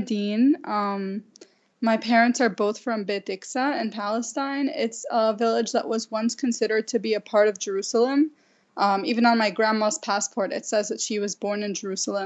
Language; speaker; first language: English; native; English